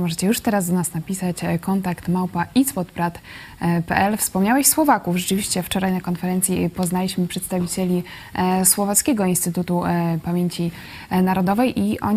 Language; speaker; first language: Polish; native; Polish